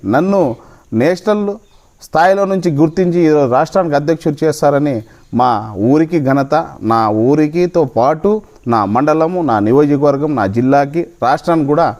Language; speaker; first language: Telugu; non-native, local second language; Lambadi